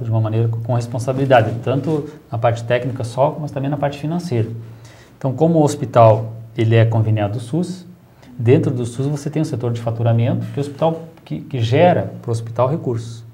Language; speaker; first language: Portuguese; native; Portuguese